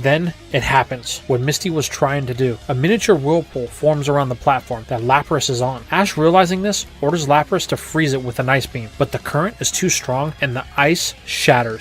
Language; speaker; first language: English; native; English